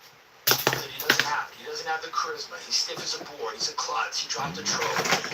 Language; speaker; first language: English; native; English